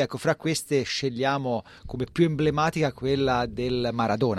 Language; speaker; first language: Italian; native; Italian